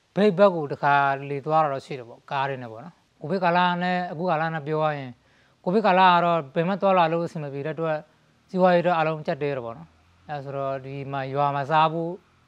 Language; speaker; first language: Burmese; native; Burmese